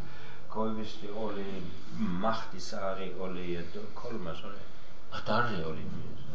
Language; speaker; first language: Finnish; non-native, learner; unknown